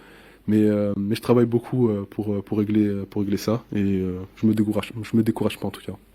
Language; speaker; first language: French; native; French